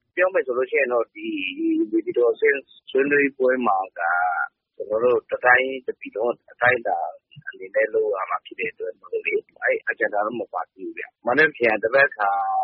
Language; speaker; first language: Burmese; non-native, local second language; Shan